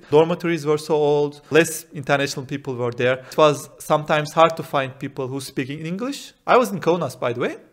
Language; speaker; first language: English; non-native, fluent; Turkish